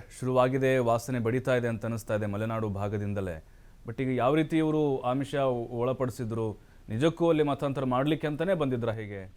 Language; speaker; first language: Kannada; native; Kannada